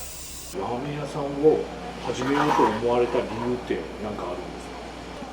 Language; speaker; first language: Japanese; native; Japanese